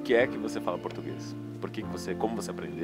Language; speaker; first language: Portuguese; native; Portuguese